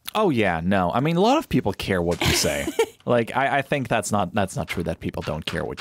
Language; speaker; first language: English; native; English